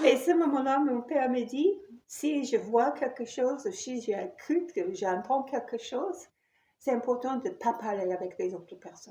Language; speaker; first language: French; non-native, fluent; English